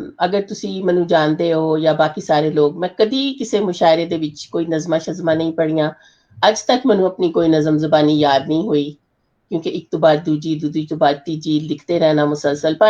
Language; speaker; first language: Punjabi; non-native, local second language; Urdu